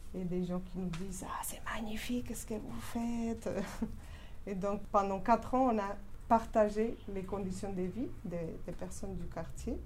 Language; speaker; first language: French; non-native, fluent; Spanish